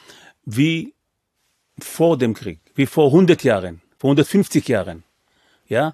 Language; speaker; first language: German; non-native, fluent; Hebrew